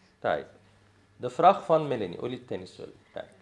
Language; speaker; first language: Dutch; non-native, fluent; Arabic